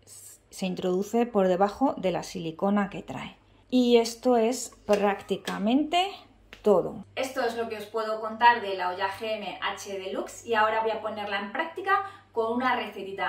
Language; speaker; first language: Spanish; native; Spanish